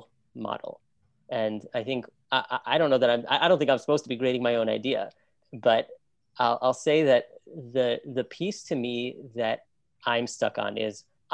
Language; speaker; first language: English; native; English